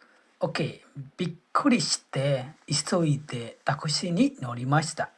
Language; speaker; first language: Japanese; non-native, fluent; Burmese